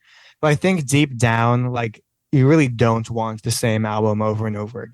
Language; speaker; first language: English; native; English